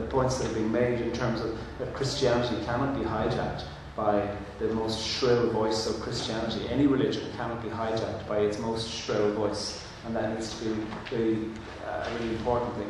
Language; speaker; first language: English; non-native, local second language; Irish